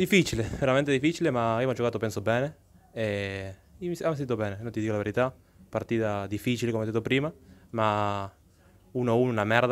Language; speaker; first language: Italian; non-native, learner; Spanish